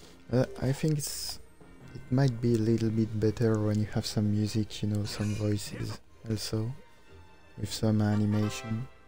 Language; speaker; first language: English; non-native, fluent; French